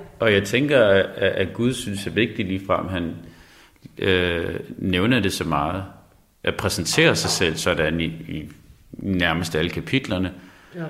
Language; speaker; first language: Danish; early bilingual, other home language; Arabic